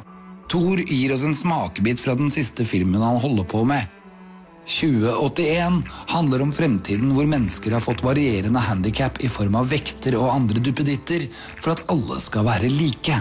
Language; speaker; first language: Norwegian; native; Norwegian